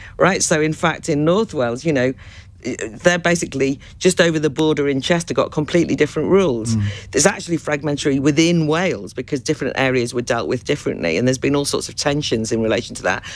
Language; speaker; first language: English; native; English